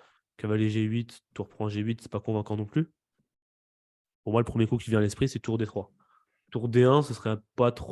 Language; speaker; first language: French; native; French